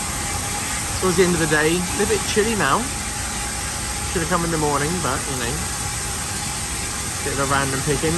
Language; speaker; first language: English; native; English